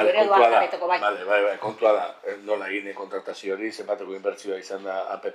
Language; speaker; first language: Basque; native; Basque